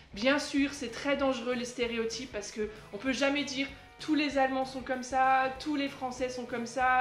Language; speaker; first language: French; native; French